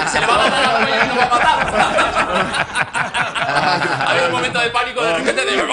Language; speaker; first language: Spanish; native; Spanish